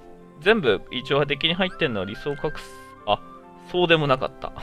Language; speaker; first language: Japanese; native; Japanese